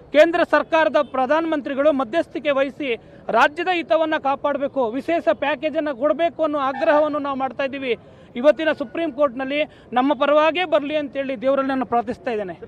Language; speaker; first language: Kannada; native; Kannada